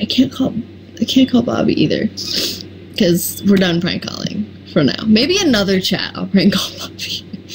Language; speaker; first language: English; native; English